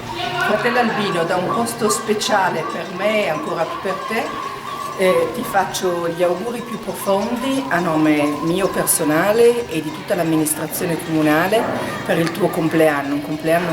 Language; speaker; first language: Italian; native; Italian